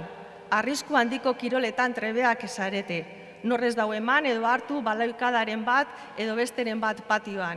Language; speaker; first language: Basque; native; Basque